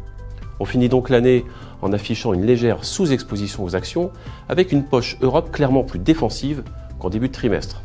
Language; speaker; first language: French; native; French